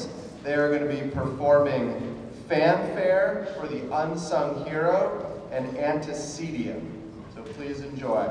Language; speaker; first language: English; native; English